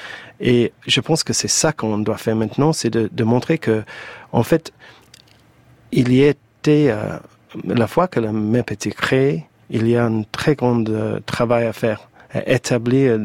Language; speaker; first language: French; non-native, fluent; English